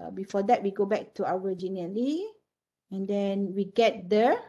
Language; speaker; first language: English; non-native, local second language; Malay